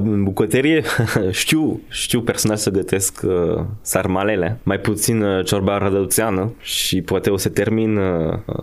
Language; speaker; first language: Romanian; non-native, fluent; French